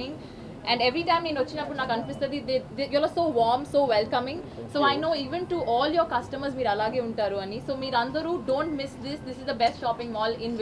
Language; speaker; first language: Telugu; non-native, fluent; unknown